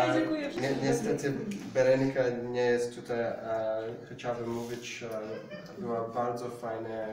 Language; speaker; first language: Polish; non-native, learner; English